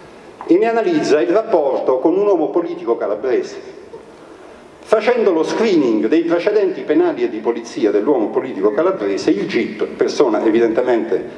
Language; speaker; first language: Italian; native; Italian